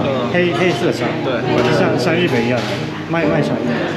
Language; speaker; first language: Chinese; non-native, fluent; Japanese